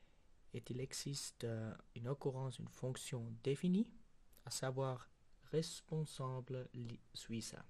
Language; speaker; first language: French; non-native, local second language; German